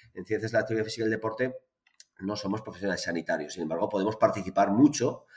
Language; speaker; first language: Spanish; native; Spanish